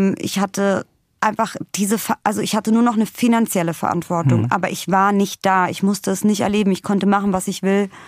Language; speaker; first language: German; early bilingual, other home language; Russian